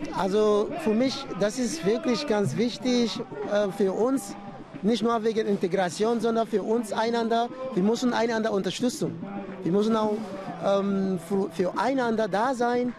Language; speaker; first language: German; non-native, fluent; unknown